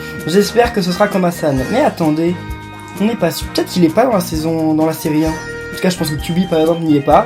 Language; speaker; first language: French; native; French